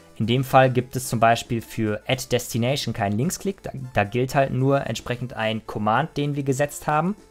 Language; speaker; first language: German; native; German